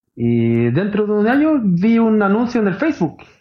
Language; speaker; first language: Spanish; early bilingual, heritage; Norwegian